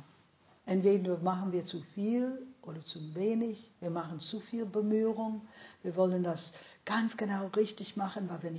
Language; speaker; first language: German; non-native, fluent; English